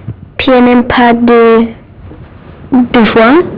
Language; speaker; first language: French; non-native, learner; English